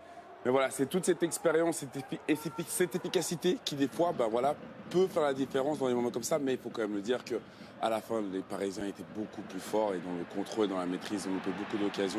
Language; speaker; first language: French; native; French